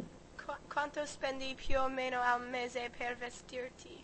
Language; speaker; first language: Italian; non-native, learner; English